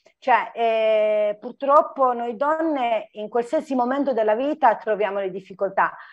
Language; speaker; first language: Italian; non-native, fluent; Turkish